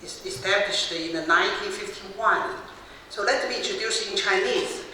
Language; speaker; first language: English; non-native, fluent; Chinese